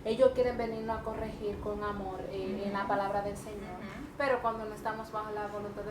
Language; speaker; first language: Spanish; native; Spanish